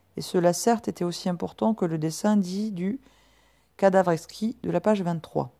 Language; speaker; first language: French; native; French